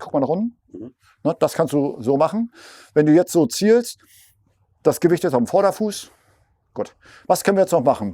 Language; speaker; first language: German; native; German